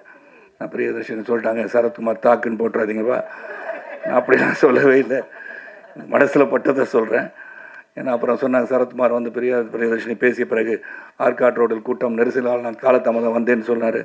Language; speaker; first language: Tamil; native; Tamil